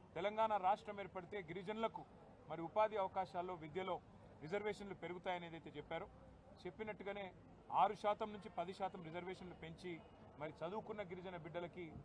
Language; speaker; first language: Telugu; non-native, local second language; Lambadi